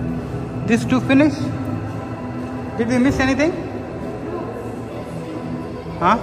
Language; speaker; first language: English; non-native, local second language; Hindi